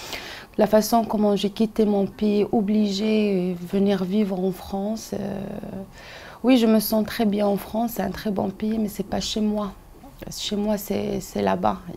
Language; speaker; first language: French; non-native, local second language; Arabic